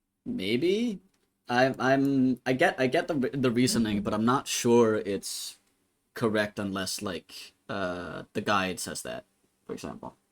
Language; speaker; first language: English; native; English